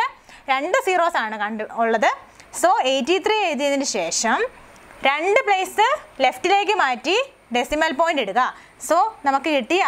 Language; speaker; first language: Malayalam; native; Malayalam